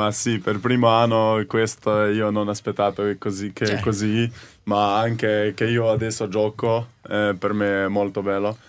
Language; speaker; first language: Italian; non-native, learner; Slovenian